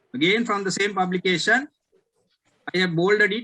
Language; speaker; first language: English; non-native, local second language; Sinhala